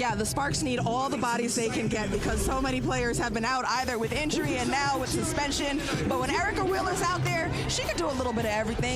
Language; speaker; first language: English; native; English